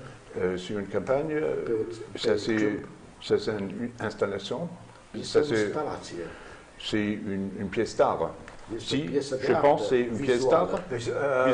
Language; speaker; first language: French; non-native, learner; German